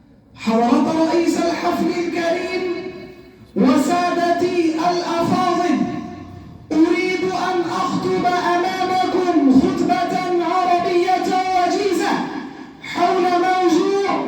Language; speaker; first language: Arabic; non-native, learner; Urdu